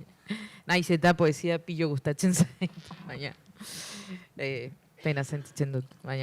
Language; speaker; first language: Basque; non-native, learner; Spanish